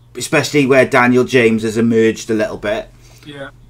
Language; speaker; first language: English; native; English